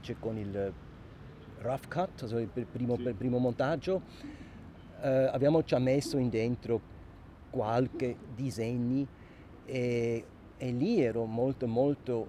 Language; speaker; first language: Italian; non-native, local second language; German